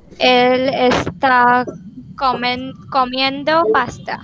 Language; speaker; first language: Spanish; non-native, learner; English